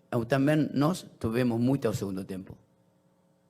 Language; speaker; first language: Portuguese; non-native, learner; Spanish